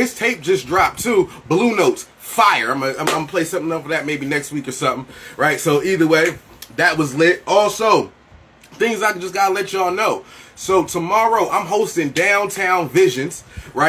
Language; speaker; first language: English; native; English